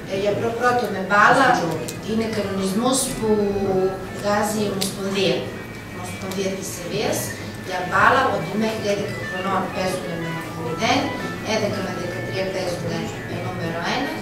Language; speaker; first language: Greek; non-native, fluent; Serbian